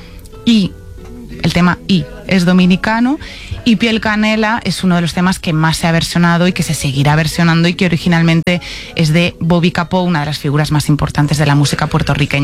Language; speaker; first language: Spanish; native; Spanish